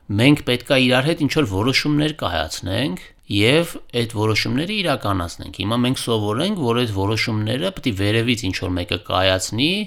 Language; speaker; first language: Armenian; native; Armenian